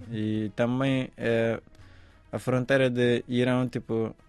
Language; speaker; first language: Portuguese; non-native, fluent; Persian